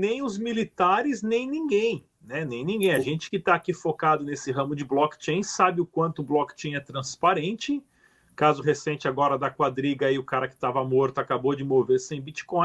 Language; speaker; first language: Portuguese; native; Portuguese